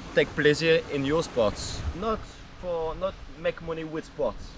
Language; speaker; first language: English; non-native, learner; French